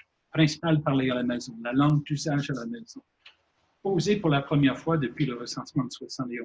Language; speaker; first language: French; native; French